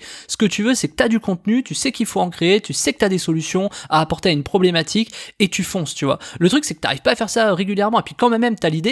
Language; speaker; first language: French; native; French